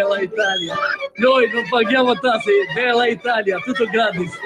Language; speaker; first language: Italian; non-native, learner; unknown